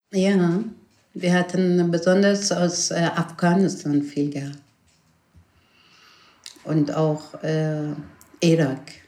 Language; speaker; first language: German; non-native, fluent; Persian